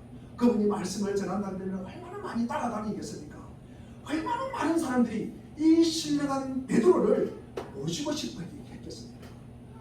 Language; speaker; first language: Korean; native; Korean